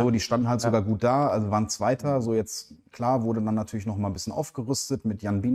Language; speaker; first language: German; native; German